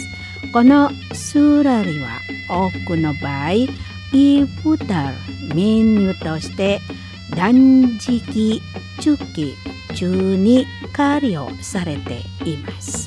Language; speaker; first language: Japanese; non-native, learner; Indonesian